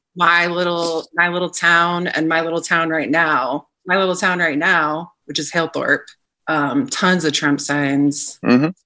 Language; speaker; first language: English; native; English